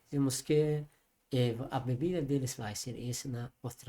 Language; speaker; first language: Portuguese; non-native, learner; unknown